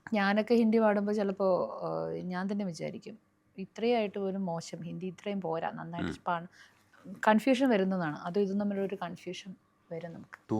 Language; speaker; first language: Malayalam; non-native, local second language; Hindi